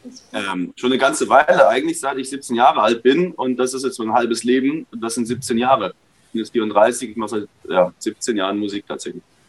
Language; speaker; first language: German; native; German